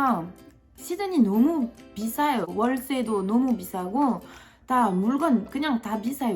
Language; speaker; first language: Korean; non-native, fluent; French